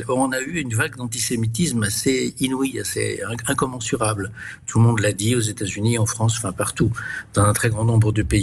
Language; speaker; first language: French; native; French